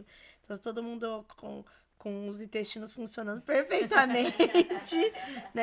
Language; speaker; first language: Portuguese; native; Portuguese